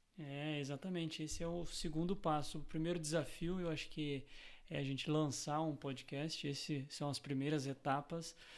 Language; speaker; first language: Portuguese; native; Portuguese